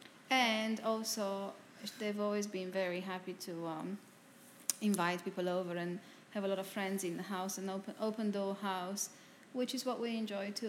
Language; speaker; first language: English; non-native, fluent; Romanian